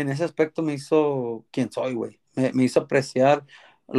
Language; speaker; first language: Spanish; early bilingual, heritage; Spanish